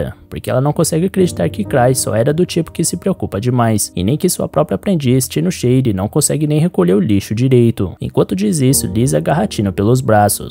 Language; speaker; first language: Portuguese; native; Portuguese